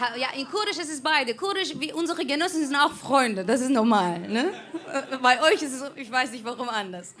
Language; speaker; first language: German; non-native, learner; Kurdish